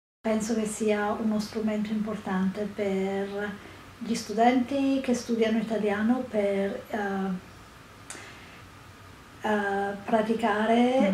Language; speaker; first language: Italian; non-native, learner; English